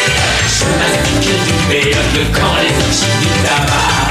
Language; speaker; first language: French; native; French